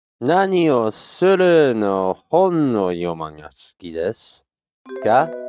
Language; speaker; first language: Japanese; non-native, learner; English